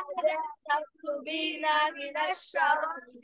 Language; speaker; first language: Arabic; non-native, learner; Bangla